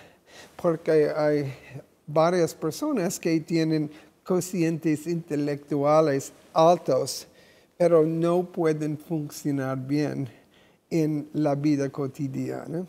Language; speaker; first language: Spanish; non-native, fluent; English